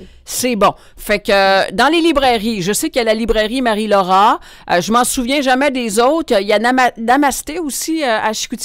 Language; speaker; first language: French; native; French